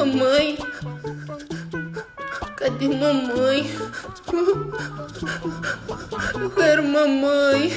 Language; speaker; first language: Portuguese; native; Portuguese